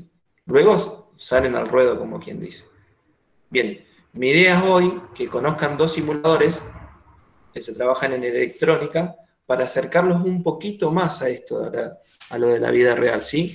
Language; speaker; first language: Spanish; native; Spanish